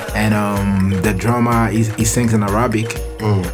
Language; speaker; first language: English; non-native, local second language; Yoruba